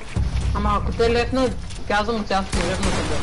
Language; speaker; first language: Bulgarian; native; Bulgarian